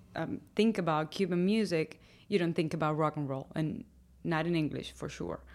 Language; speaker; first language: English; non-native, fluent; Spanish